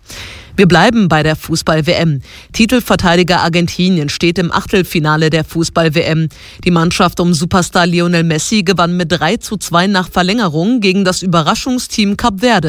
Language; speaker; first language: German; native; German